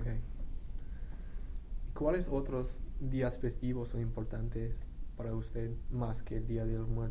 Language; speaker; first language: Spanish; non-native, fluent; English